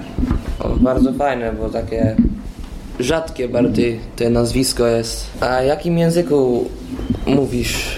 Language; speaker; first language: Polish; early bilingual, heritage; Polish